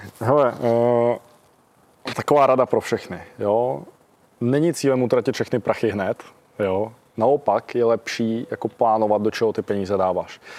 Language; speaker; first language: Czech; early bilingual, other home language; Russian